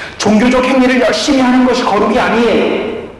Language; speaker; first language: Korean; native; Korean